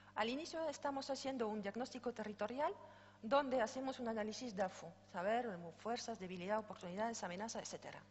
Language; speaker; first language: Spanish; non-native, fluent; French